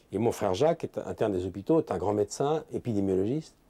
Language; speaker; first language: French; native; French